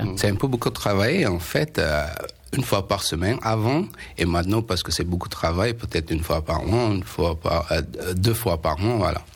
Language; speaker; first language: French; non-native, learner; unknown